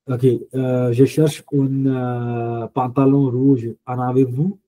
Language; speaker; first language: French; non-native, fluent; Punjabi